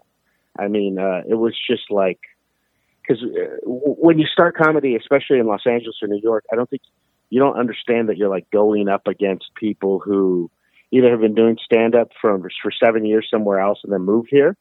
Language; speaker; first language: English; native; English